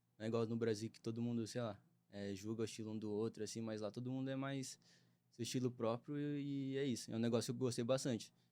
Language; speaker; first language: Portuguese; native; Portuguese